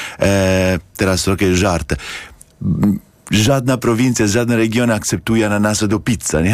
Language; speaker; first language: Polish; non-native, learner; Italian